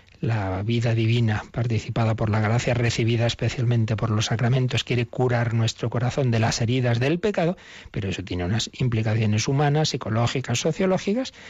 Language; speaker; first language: Spanish; native; Spanish